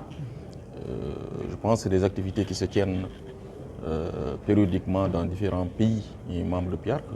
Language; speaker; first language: French; non-native, local second language; Wolof